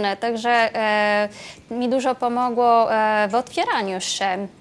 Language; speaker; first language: Polish; non-native, fluent; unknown